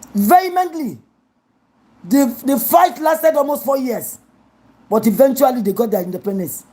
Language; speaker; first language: English; non-native, local second language; Yoruba